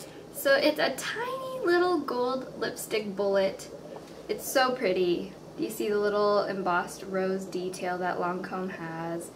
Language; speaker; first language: English; native; English